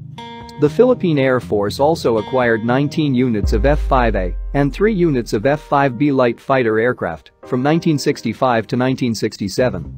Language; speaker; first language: English; non-native, local second language; Filipino